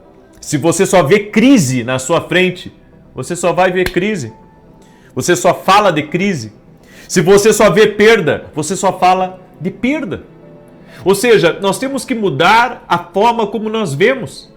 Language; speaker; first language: Portuguese; native; Portuguese